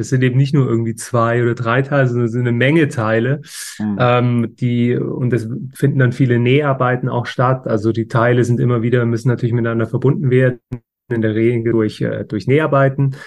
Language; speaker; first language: German; native; German